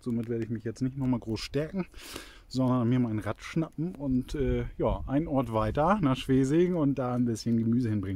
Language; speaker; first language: German; native; German